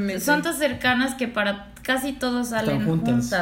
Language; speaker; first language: Spanish; native; Spanish